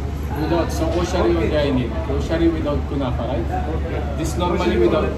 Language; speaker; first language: English; non-native, local second language; Filipino